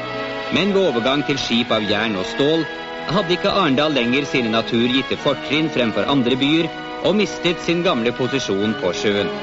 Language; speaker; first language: Norwegian; native; Norwegian